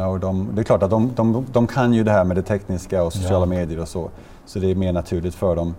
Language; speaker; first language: Swedish; native; Swedish